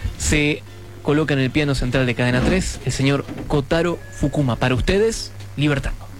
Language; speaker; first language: Spanish; native; Spanish